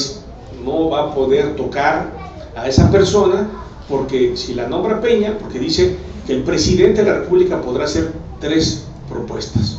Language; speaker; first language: Spanish; native; Spanish